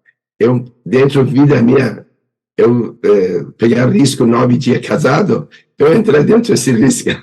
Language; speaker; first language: Portuguese; non-native, learner; Persian